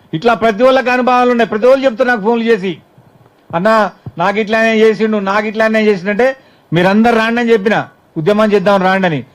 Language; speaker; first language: Telugu; native; Telugu